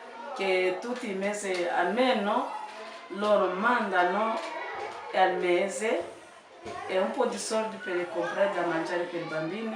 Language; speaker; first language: Italian; non-native, learner; French